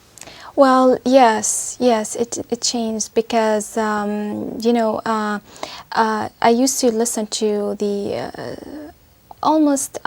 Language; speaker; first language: English; non-native, fluent; Arabic